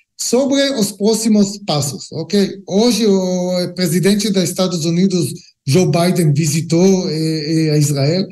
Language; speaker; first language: Portuguese; non-native, learner; Hebrew